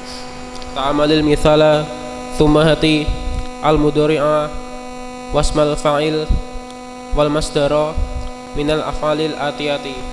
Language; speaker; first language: Arabic; non-native, learner; Indonesian